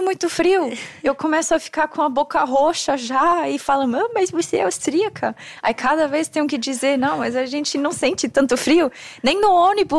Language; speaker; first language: Portuguese; non-native, fluent; German